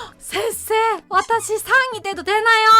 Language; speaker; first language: Japanese; non-native, learner; Korean